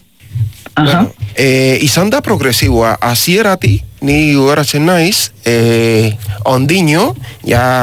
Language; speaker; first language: Basque; non-native, learner; Spanish